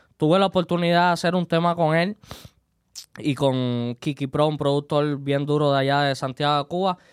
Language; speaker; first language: Spanish; native; Spanish